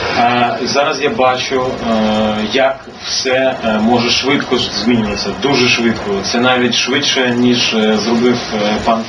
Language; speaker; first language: Ukrainian; native; Ukrainian